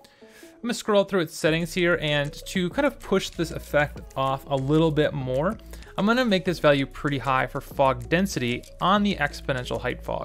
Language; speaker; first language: English; native; English